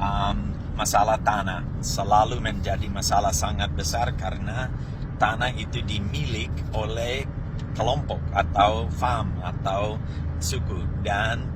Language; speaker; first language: Indonesian; non-native, fluent; English